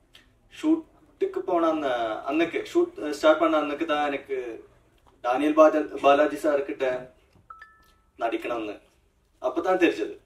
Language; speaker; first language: Tamil; non-native, fluent; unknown